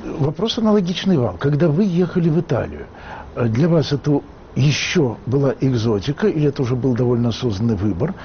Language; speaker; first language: Russian; native; Russian